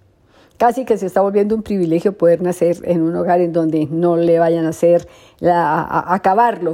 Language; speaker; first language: Spanish; native; Spanish